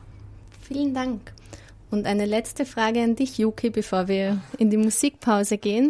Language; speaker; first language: German; native; German